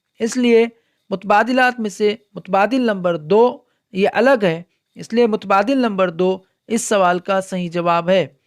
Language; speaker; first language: Urdu; native; Urdu